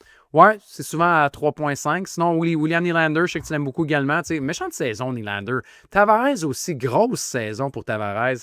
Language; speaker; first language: French; native; French